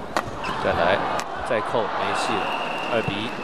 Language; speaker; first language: Chinese; native; Chinese